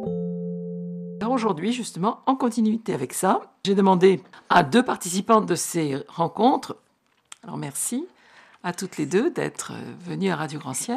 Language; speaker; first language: French; native; French